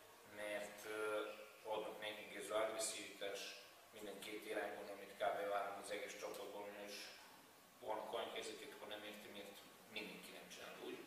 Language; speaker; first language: Hungarian; non-native, learner; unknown